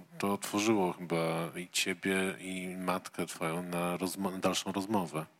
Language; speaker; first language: Polish; native; Polish